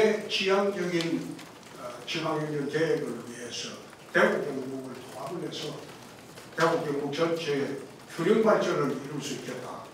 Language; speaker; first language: Korean; native; Korean